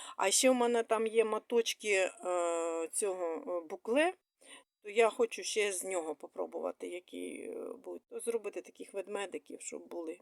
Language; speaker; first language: Ukrainian; non-native, local second language; Russian